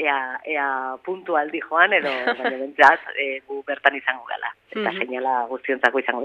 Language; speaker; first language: Basque; native; Basque